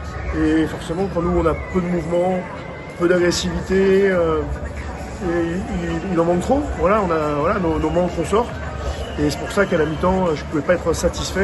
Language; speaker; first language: French; native; French